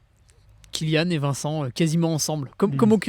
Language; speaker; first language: French; native; French